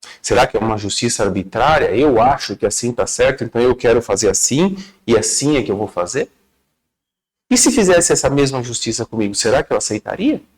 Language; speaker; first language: Portuguese; native; Portuguese